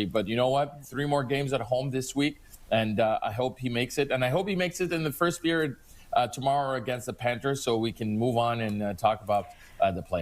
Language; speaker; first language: English; non-native, local second language; French